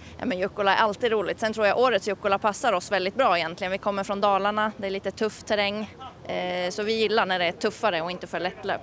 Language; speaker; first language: Swedish; native; Swedish